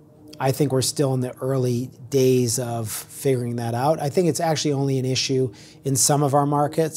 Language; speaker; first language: English; native; English